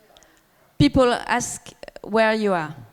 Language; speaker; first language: English; non-native, fluent; French